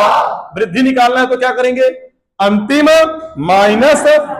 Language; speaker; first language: Hindi; native; Hindi